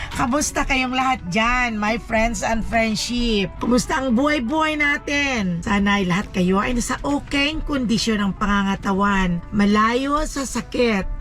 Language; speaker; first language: Filipino; non-native, local second language; Cebuano